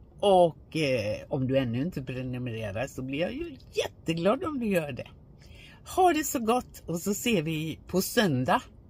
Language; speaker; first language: Swedish; non-native, fluent; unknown